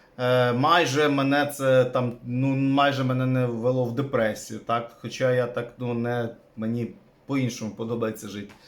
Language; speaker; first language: Ukrainian; native; Ukrainian